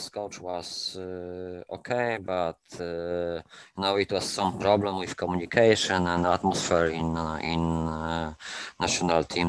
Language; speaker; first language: English; non-native, learner; Polish